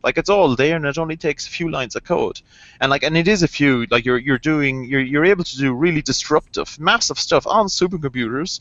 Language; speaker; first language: English; native; English